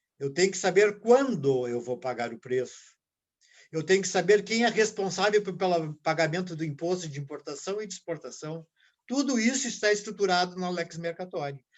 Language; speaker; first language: Portuguese; native; Portuguese